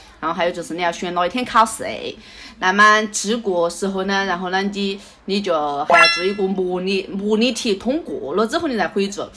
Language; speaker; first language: Chinese; native; Chinese